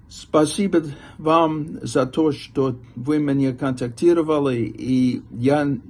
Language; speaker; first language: Russian; non-native, fluent; English